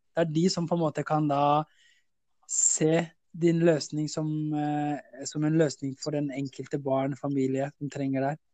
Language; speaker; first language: Norwegian; early bilingual, other home language; Somali